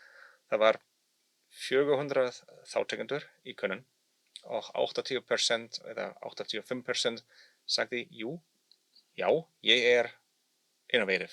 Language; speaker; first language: Icelandic; non-native, learner; German